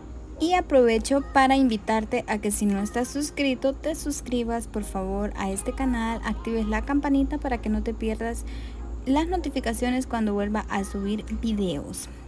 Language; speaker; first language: Spanish; native; Spanish